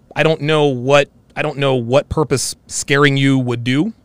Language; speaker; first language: English; native; English